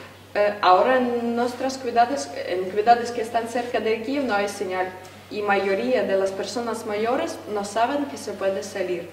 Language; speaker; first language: Spanish; non-native, fluent; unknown